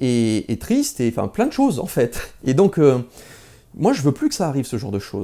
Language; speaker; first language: French; native; French